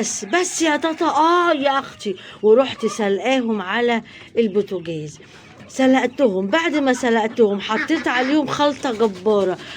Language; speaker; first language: Arabic; native; Arabic